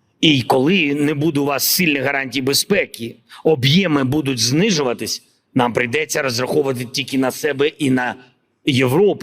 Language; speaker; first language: Ukrainian; non-native, local second language; Russian